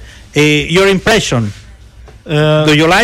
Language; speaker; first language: English; non-native, learner; Italian